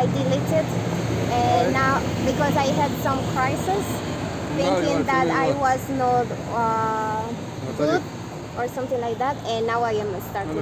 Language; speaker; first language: English; non-native, learner; Spanish